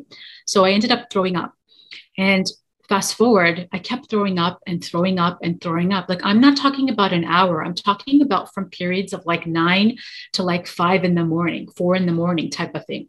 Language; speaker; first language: English; native; English